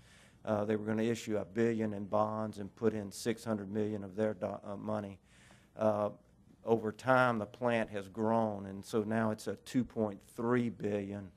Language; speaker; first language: English; native; English